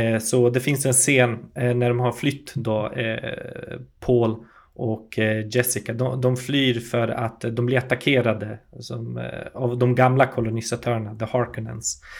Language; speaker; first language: Swedish; native; Swedish